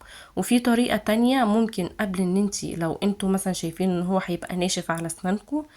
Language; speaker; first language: Arabic; native; Arabic